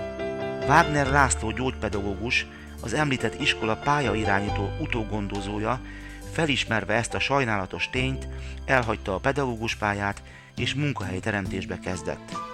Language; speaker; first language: Hungarian; native; Hungarian